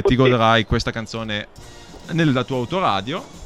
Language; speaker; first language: Italian; native; Italian